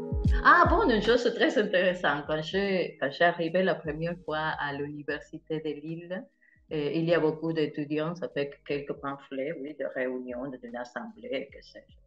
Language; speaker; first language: French; non-native, fluent; Spanish